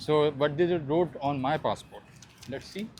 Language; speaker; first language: English; non-native, fluent; Hindi